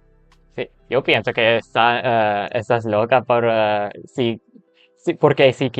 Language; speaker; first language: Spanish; non-native, learner; English